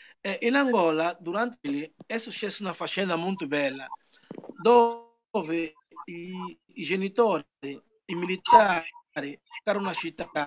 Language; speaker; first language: Italian; non-native, learner; Portuguese